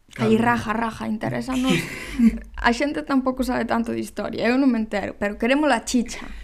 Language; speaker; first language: Galician; non-native, local second language; Spanish